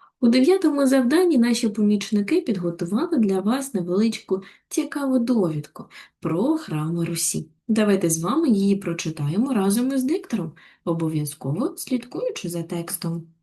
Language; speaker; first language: Ukrainian; native; Ukrainian